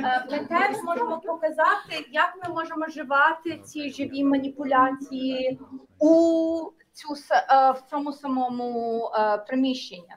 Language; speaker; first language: Ukrainian; early bilingual, heritage; Ukrainian